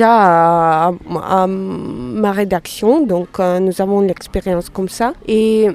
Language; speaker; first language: French; non-native, fluent; Russian